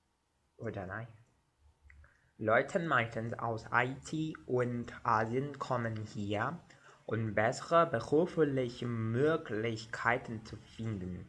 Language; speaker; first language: German; non-native, learner; Portuguese